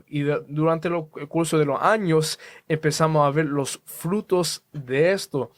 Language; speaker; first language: Spanish; early bilingual, heritage; Spanish